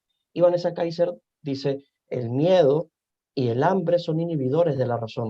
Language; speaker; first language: Spanish; native; Spanish